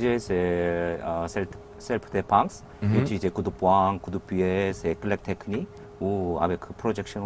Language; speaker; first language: French; non-native, learner; Korean